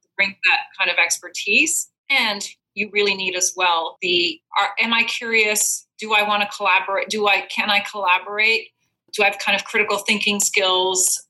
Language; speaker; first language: English; non-native, fluent; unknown